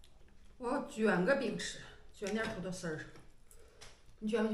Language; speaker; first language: Chinese; native; Chinese